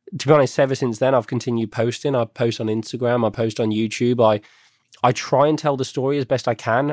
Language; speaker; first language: English; native; English